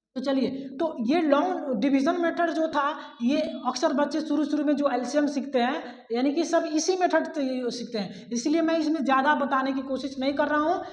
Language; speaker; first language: Hindi; native; Hindi